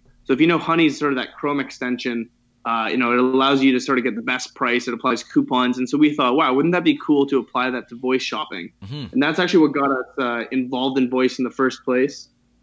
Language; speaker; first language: English; native; English